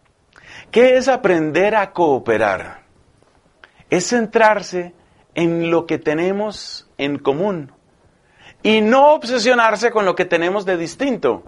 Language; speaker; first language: Spanish; native; Spanish